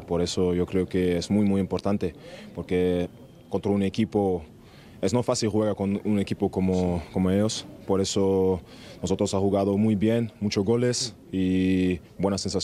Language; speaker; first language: Spanish; non-native, learner; German